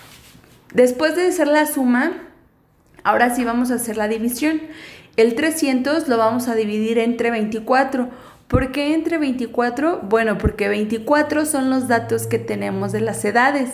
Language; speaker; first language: Spanish; native; Spanish